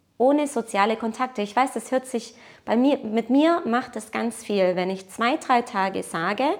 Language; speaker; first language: German; early bilingual, other home language; Portuguese